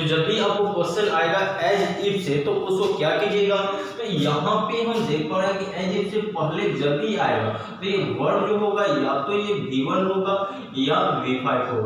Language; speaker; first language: Hindi; native; Hindi